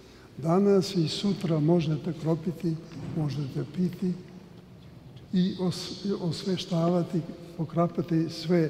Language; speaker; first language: Serbian; native; Serbian